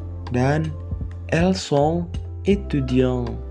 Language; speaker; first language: French; non-native, learner; Indonesian